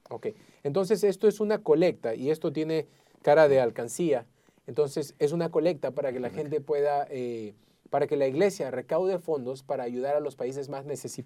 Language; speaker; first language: Spanish; native; Spanish